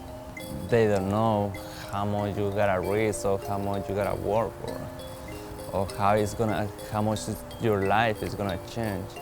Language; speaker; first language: English; non-native, fluent; Spanish